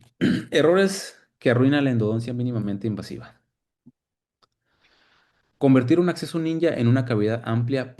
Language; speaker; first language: Spanish; native; Spanish